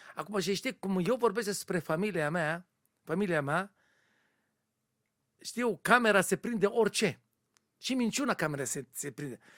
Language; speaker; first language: Romanian; non-native, learner; Hebrew